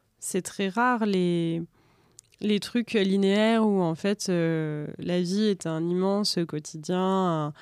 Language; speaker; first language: French; native; French